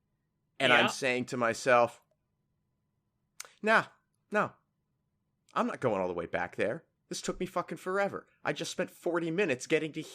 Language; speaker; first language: English; native; English